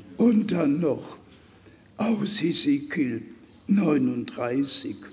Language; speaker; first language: German; native; German